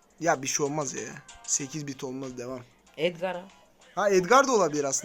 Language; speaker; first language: Turkish; native; Turkish